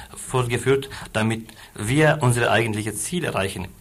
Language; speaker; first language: German; non-native, fluent; Arabic